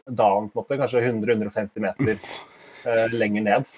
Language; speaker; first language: Norwegian; native; Norwegian